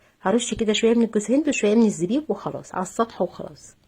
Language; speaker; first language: Arabic; native; Arabic